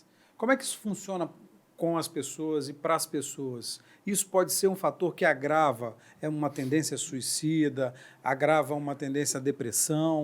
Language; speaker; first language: Portuguese; native; Portuguese